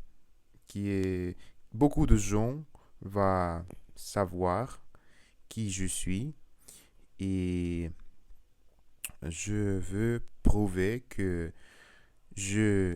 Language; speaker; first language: French; non-native, learner; Russian